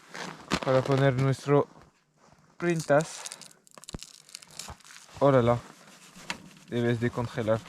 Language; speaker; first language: Spanish; non-native, learner; French